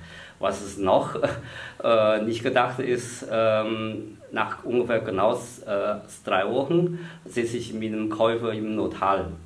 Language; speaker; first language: German; non-native, fluent; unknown